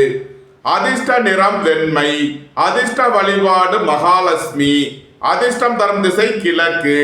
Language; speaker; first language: Tamil; native; Tamil